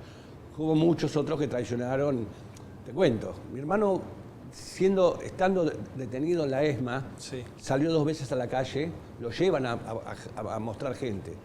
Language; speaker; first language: Spanish; native; Spanish